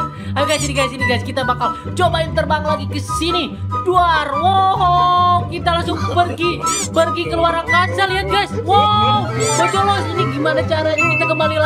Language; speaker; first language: Indonesian; native; Indonesian